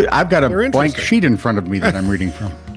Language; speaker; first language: English; native; English